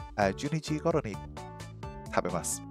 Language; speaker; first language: Japanese; non-native, learner; English